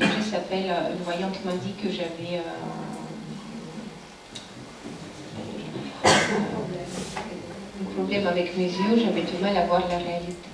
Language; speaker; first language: French; non-native, fluent; Russian